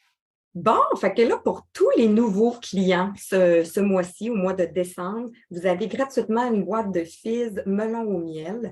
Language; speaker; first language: French; native; French